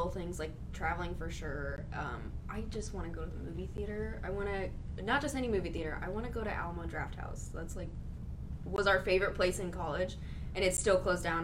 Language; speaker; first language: English; native; English